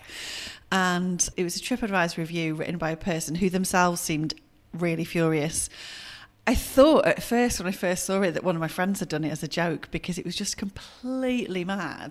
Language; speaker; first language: English; native; English